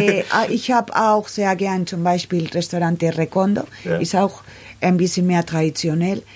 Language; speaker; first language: German; non-native, learner; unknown